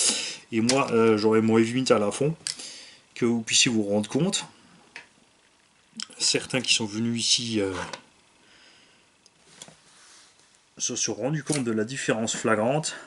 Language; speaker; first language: French; native; French